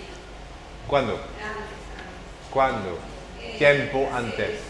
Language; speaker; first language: Spanish; non-native, learner; French